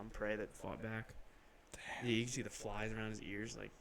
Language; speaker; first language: English; native; English